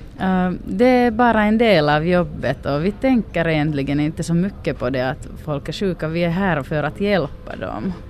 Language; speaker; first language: Swedish; non-native, local second language; Finnish